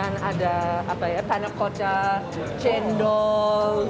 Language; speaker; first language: Indonesian; non-native, fluent; English